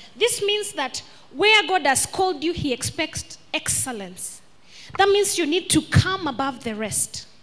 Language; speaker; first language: English; non-native, local second language; Swahili